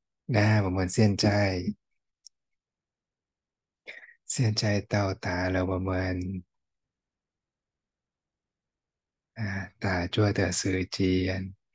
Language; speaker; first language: Chinese; non-native, fluent; Thai